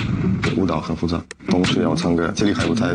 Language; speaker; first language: Chinese; non-native, learner; Russian